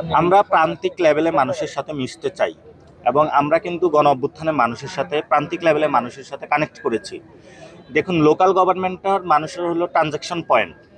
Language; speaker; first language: Bangla; native; Bangla